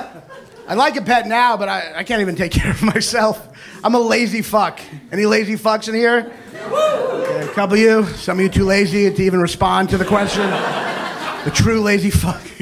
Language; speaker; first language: English; native; English